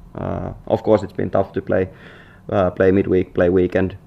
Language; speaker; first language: English; non-native, fluent; Finnish